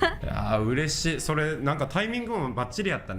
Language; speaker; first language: Japanese; native; Japanese